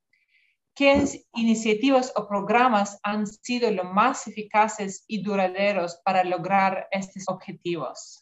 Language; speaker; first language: Spanish; non-native, fluent; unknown